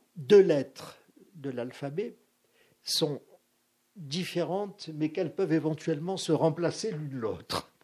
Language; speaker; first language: French; native; French